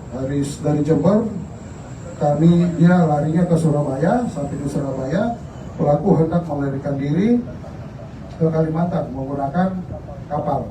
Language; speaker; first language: Indonesian; native; Indonesian